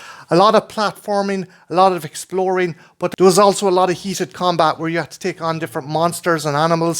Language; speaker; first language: English; native; English